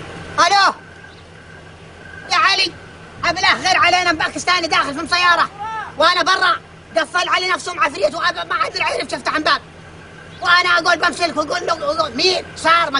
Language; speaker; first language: Arabic; native; Arabic